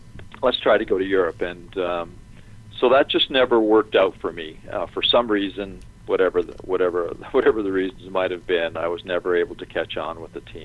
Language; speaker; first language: English; native; English